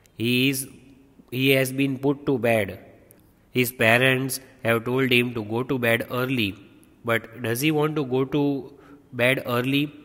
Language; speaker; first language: English; non-native, local second language; Gujarati